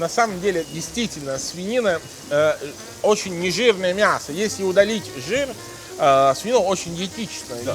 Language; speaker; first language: Russian; non-native, fluent; Italian